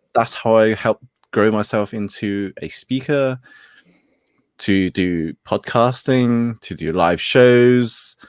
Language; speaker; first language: English; native; English